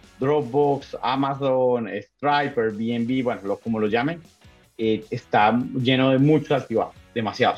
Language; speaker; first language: Spanish; native; Spanish